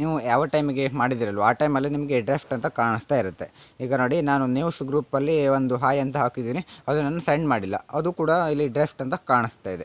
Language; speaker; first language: Kannada; native; Kannada